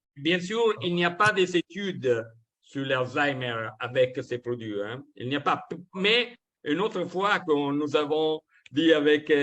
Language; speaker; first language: French; non-native, learner; Italian